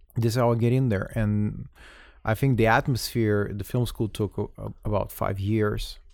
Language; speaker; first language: English; non-native, fluent; Russian